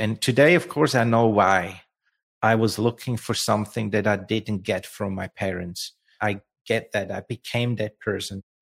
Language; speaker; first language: English; non-native, fluent; Swiss German